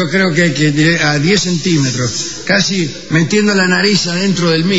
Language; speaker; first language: Spanish; native; Spanish